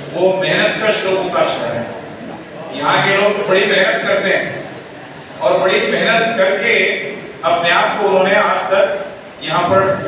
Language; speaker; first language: Hindi; native; Hindi